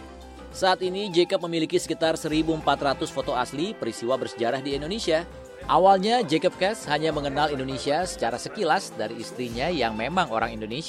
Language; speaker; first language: Indonesian; native; Indonesian